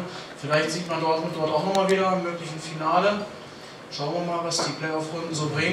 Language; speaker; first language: German; native; German